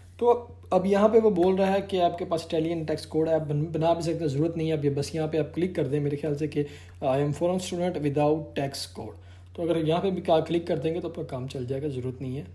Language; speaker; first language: Urdu; non-native, local second language; Punjabi